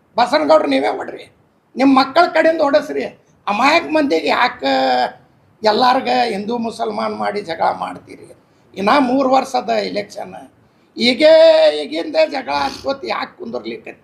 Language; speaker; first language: Kannada; non-native, local second language; Urdu